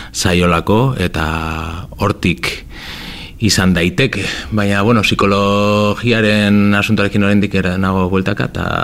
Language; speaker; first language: Basque; non-native, local second language; Spanish